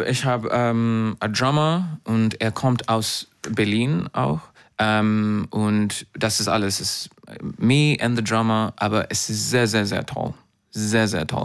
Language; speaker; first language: German; non-native, learner; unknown